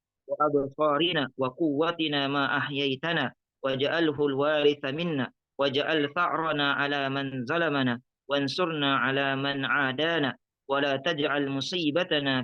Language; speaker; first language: Arabic; non-native, fluent; Indonesian